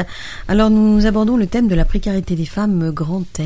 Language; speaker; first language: French; native; French